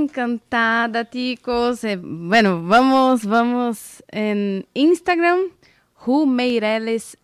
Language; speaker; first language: Spanish; non-native, learner; Portuguese